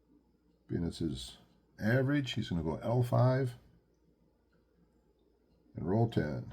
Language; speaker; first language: English; native; English